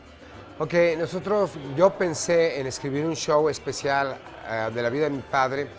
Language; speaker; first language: Spanish; native; Spanish